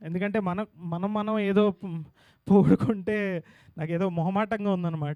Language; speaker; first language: Telugu; native; Telugu